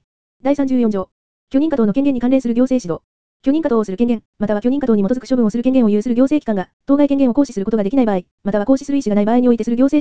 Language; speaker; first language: Japanese; native; Japanese